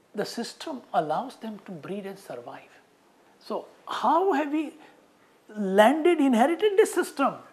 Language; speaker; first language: English; non-native, local second language; Konkani